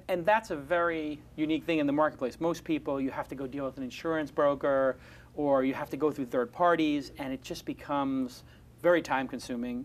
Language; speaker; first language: English; native; English